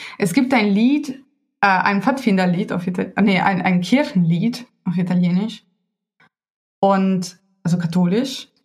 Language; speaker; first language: German; non-native, fluent; Italian